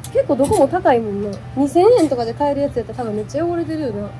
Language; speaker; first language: Japanese; native; Japanese